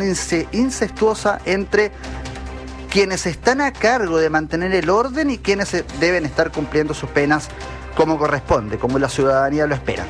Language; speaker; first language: Spanish; native; Spanish